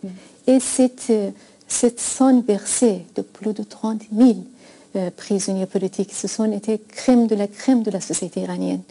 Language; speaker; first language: French; non-native, fluent; Persian